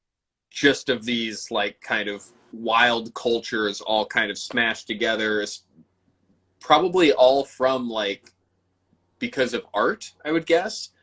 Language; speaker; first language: English; native; English